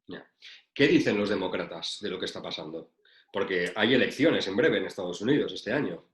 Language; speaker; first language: Spanish; native; Spanish